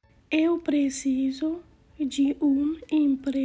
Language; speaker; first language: Portuguese; non-native, learner; Haitian Creole